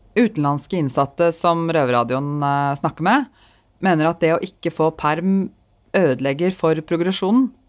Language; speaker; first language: Norwegian; native; Norwegian